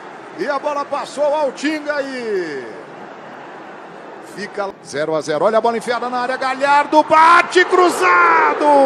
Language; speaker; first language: Portuguese; native; Portuguese